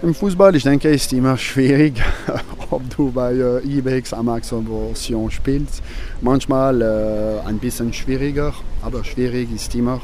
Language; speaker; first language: German; non-native, fluent; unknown